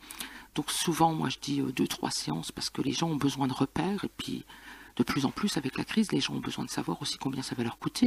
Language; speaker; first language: French; native; French